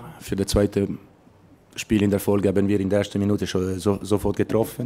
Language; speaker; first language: German; non-native, local second language; Italian